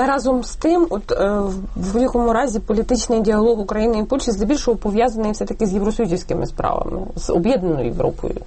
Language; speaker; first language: Ukrainian; native; Ukrainian